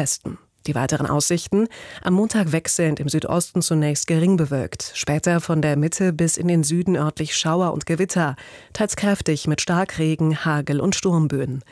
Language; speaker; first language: German; native; German